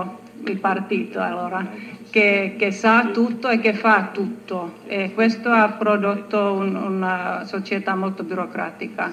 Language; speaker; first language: Italian; non-native, learner; Finnish